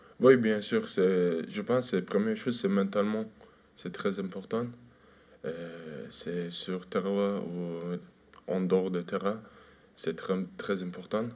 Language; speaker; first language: French; non-native, fluent; Turkish